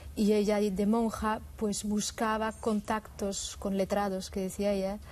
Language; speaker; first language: Spanish; non-native, fluent; Swiss German